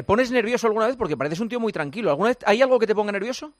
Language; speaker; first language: Spanish; native; Spanish